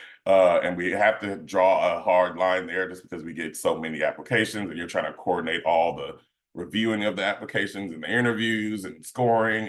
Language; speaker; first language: English; native; English